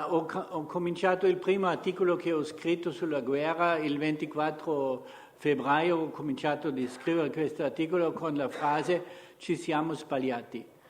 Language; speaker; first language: Italian; non-native, fluent; German